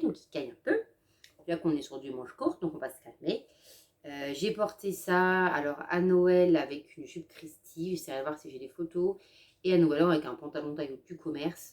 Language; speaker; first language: French; native; French